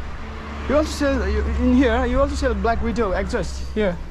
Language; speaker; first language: English; non-native, learner; Nepali